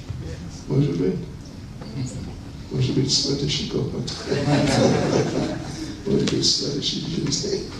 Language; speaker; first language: Russian; non-native, learner; English